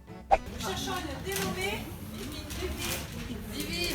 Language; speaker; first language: French; native; French